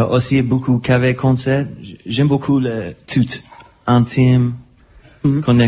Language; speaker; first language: French; non-native, learner; English